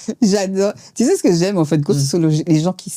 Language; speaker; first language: French; native; French